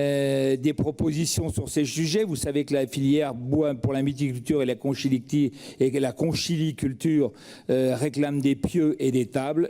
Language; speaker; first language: French; native; French